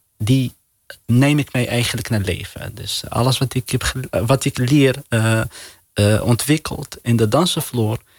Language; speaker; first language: Dutch; non-native, learner; Arabic